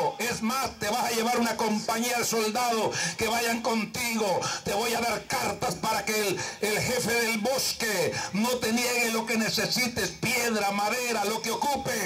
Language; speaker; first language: Spanish; native; Spanish